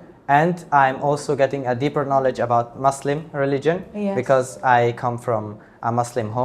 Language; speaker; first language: English; non-native, fluent; Italian